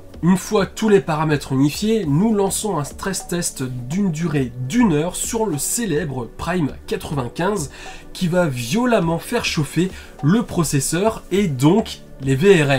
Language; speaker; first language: French; native; French